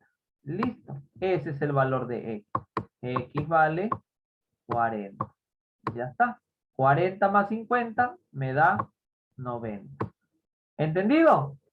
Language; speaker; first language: Spanish; native; Spanish